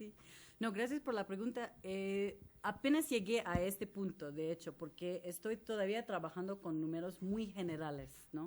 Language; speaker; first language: Spanish; non-native, fluent; English